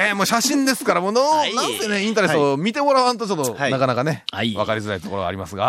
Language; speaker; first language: Japanese; native; Japanese